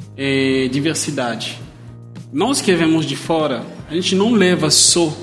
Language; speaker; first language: Portuguese; non-native, fluent; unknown